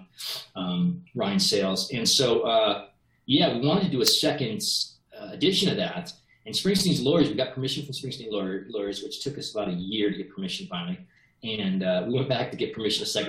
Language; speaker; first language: English; native; English